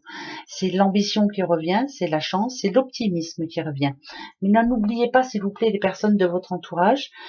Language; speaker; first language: French; native; French